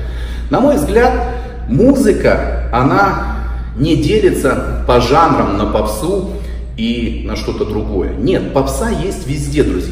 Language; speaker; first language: Russian; native; Russian